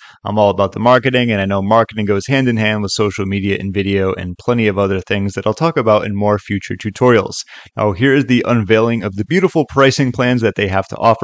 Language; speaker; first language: English; native; English